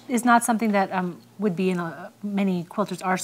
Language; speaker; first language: English; native; English